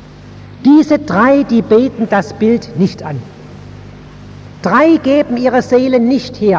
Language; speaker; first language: German; native; German